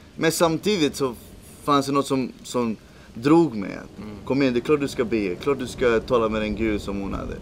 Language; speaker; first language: Swedish; early bilingual, other home language; Spanish